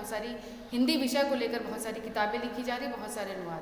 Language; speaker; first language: Hindi; native; Hindi